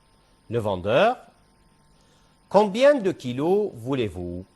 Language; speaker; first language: French; non-native, fluent; Arabic